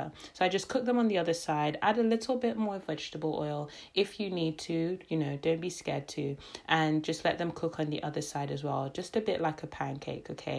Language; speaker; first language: English; native; English